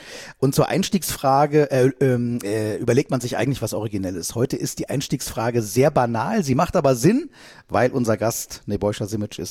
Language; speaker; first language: German; native; German